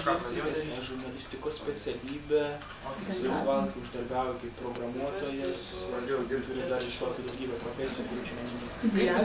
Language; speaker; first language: Lithuanian; native; Lithuanian